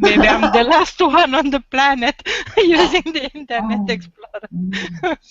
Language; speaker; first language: English; non-native, learner; Romanian